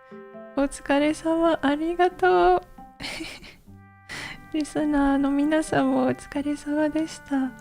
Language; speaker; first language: Japanese; non-native, learner; English